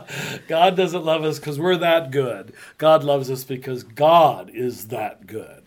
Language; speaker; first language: English; native; English